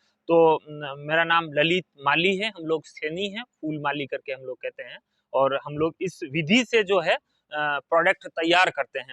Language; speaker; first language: Hindi; native; Hindi